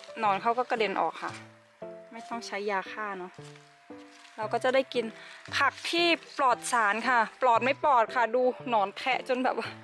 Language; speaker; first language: Thai; native; Thai